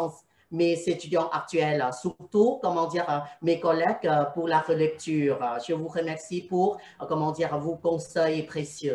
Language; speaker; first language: French; non-native, fluent; Thai